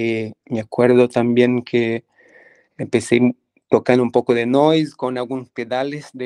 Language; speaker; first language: Spanish; non-native, fluent; Portuguese